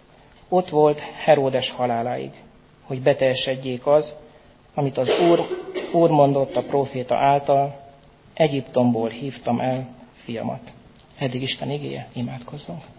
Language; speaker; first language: Hungarian; native; Hungarian